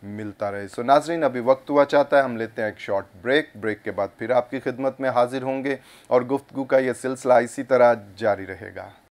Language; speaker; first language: Urdu; non-native, local second language; Punjabi